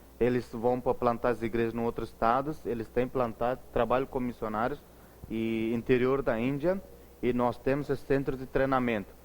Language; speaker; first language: Portuguese; non-native, fluent; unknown